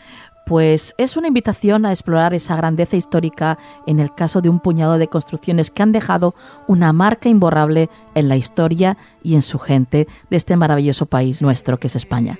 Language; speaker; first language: Spanish; native; Spanish